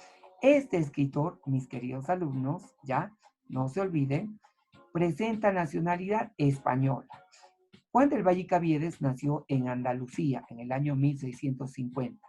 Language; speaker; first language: Spanish; native; Spanish